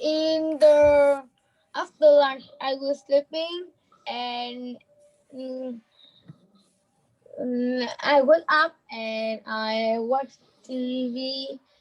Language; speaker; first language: English; non-native, learner; Vietnamese